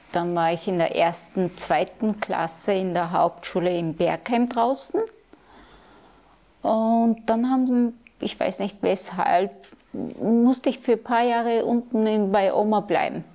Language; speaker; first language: German; early bilingual, other home language; Turkish